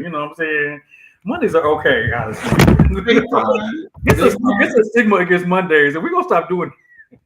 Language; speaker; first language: English; native; English